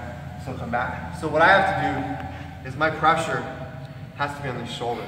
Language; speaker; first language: English; native; English